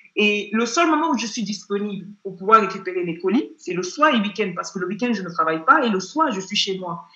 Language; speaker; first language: French; non-native, fluent; Yoruba